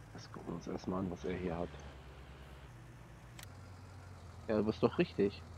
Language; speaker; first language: German; native; German